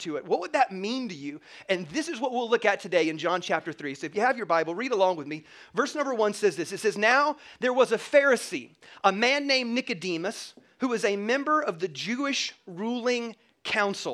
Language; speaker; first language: English; native; English